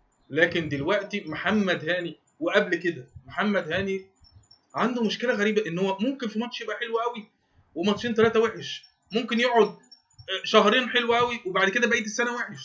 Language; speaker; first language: Arabic; native; Arabic